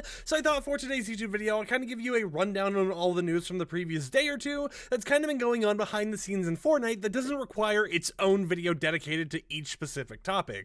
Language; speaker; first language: English; native; English